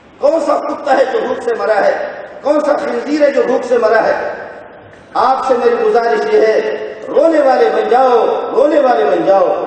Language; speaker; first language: Urdu; non-native, local second language; Brahui